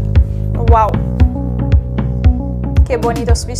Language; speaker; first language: Spanish; non-native, fluent; Russian